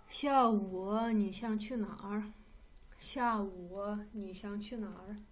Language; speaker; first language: Chinese; non-native, fluent; Kyrgyz